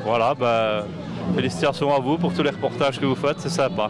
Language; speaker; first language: French; native; French